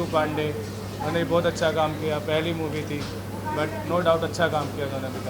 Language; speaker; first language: Hindi; native; Hindi